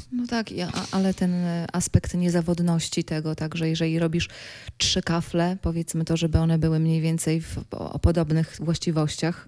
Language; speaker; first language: Polish; native; Polish